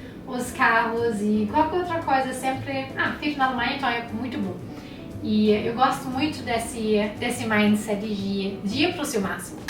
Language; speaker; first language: Portuguese; non-native, fluent; German